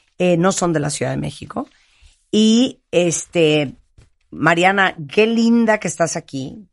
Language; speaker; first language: Spanish; native; Spanish